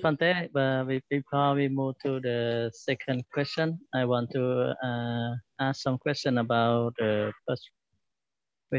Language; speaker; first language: English; non-native, learner; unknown